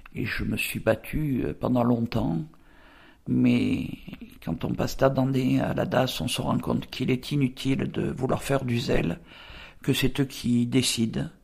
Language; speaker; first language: French; native; French